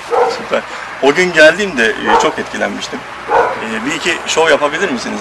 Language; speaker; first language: Turkish; native; Turkish